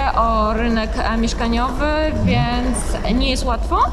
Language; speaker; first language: Polish; native; Polish